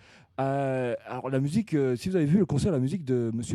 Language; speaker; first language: French; native; French